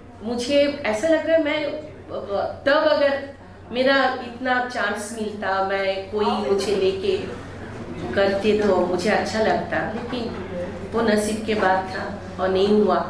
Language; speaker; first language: Hindi; non-native, local second language; Bangla